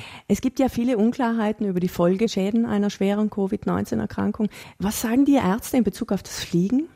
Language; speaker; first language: German; native; German